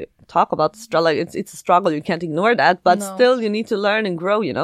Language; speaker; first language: English; non-native, fluent; Swedish